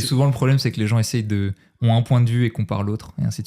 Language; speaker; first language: French; native; French